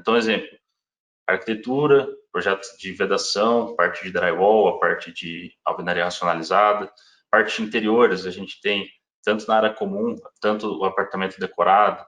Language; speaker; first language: Portuguese; native; Portuguese